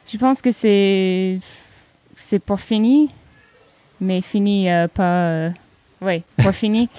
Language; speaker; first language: French; non-native, learner; English